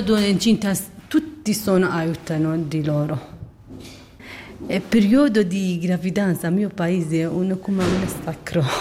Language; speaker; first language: Italian; non-native, learner; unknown